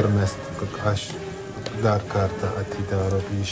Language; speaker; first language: Lithuanian; non-native, learner; Turkish